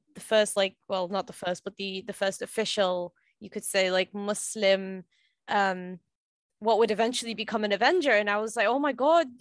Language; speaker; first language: English; native; English